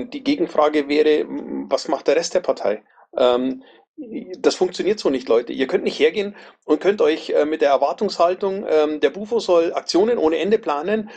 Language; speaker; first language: German; native; German